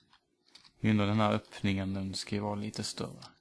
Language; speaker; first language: Swedish; native; Swedish